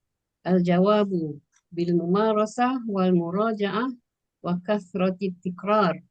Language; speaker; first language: Arabic; non-native, learner; Malay